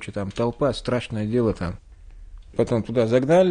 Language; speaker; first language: Russian; non-native, local second language; Chechen